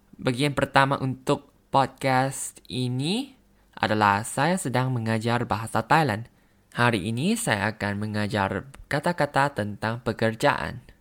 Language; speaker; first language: Indonesian; non-native, learner; Thai